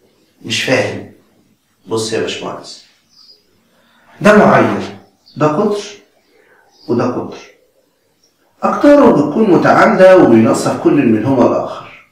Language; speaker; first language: Arabic; native; Arabic